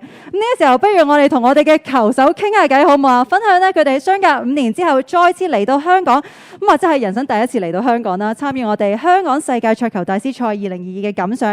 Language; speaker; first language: Cantonese; native; Cantonese